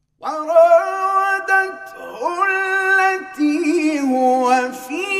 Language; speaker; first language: Arabic; native; Arabic